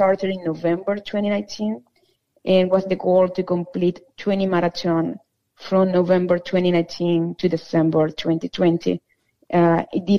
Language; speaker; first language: English; non-native, fluent; Spanish